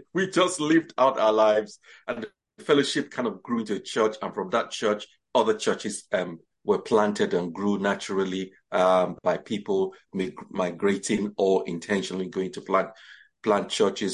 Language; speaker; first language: English; non-native, local second language; Yoruba